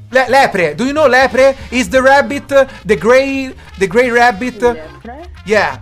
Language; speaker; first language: English; non-native, fluent; Italian